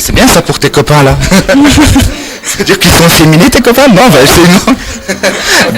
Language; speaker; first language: French; non-native, fluent; Arabic